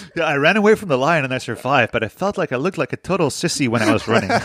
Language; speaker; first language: English; non-native, fluent; Dutch